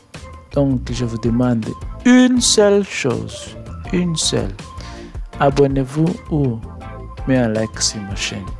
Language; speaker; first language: French; non-native, learner; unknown